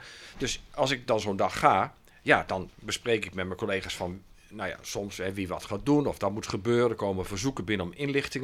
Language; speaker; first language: Dutch; native; Dutch